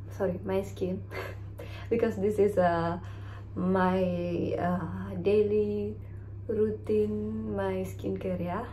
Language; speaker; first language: English; non-native, learner; Indonesian